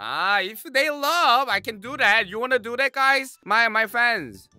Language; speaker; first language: English; non-native, learner; Korean